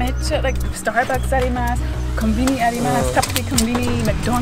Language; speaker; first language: Japanese; non-native, learner; English